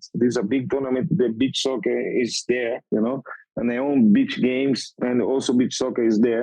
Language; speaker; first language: English; non-native, learner; Portuguese